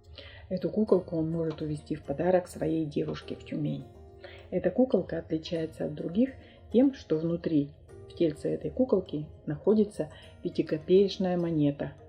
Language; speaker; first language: Russian; native; Russian